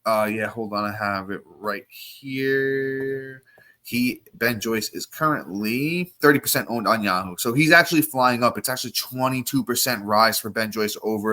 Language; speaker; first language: English; native; English